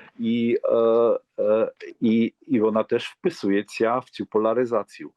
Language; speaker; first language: Polish; non-native, learner; Ukrainian